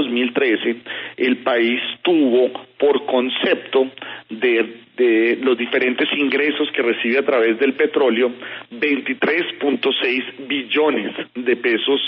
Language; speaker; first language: Spanish; native; Spanish